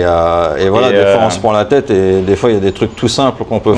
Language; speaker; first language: French; native; French